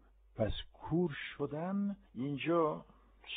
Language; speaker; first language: Persian; non-native, fluent; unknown